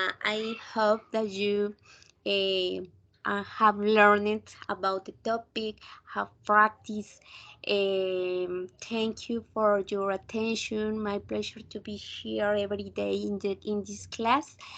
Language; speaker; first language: English; non-native, fluent; Spanish